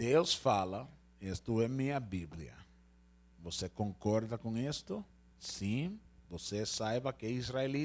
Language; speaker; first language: Portuguese; non-native, learner; Spanish